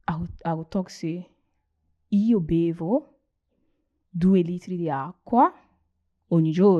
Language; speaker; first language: Italian; non-native, learner; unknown